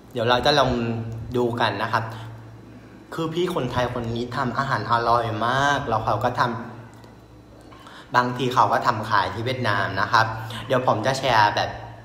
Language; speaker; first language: Thai; non-native, fluent; Vietnamese